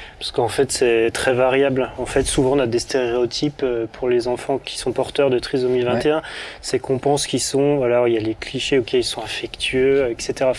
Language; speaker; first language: French; native; French